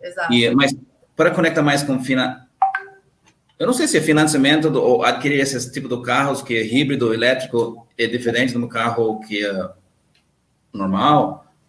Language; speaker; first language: Portuguese; non-native, learner; English